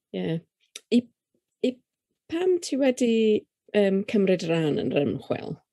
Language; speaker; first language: Welsh; non-native, local second language; English